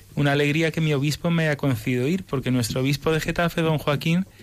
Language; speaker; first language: Spanish; early bilingual, other home language; English